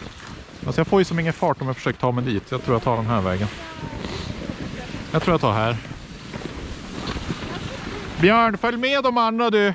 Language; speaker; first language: Swedish; native; Swedish